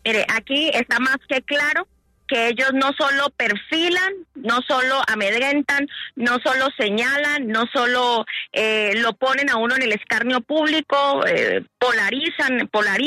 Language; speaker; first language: Spanish; native; Spanish